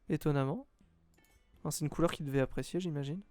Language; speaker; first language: French; native; French